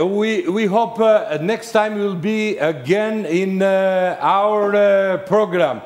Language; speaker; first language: English; non-native, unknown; Albanian